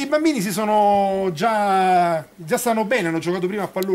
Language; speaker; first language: Italian; native; Italian